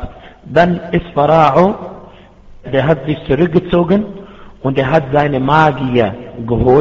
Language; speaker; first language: German; non-native, fluent; Arabic